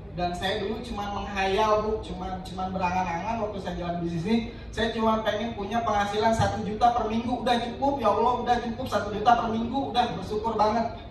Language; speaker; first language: Indonesian; native; Indonesian